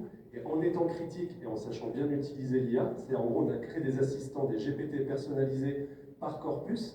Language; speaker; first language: French; native; French